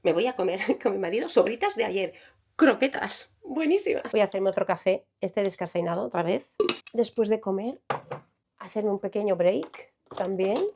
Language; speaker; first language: Spanish; native; Spanish